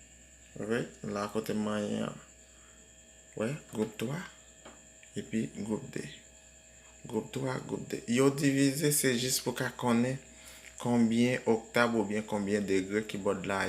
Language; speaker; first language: French; non-native, learner; Haitian Creole